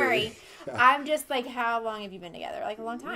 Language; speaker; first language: English; native; English